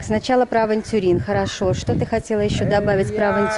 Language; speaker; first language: Russian; native; Russian